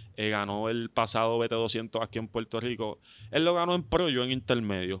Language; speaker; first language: Spanish; native; Spanish